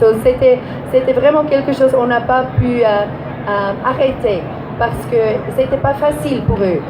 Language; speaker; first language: French; non-native, learner; English